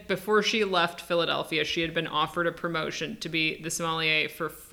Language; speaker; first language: English; native; English